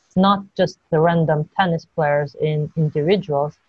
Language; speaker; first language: English; non-native, fluent; Georgian